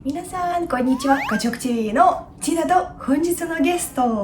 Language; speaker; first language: Japanese; non-native, fluent; Russian